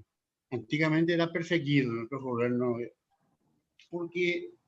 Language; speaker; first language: Portuguese; non-native, local second language; Spanish